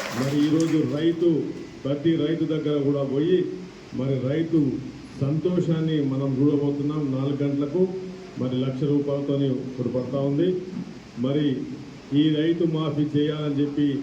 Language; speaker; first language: Telugu; native; Telugu